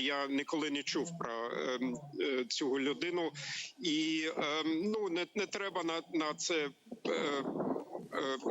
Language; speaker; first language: Ukrainian; non-native, learner; German